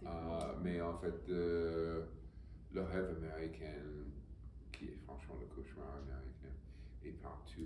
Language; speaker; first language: French; non-native, fluent; English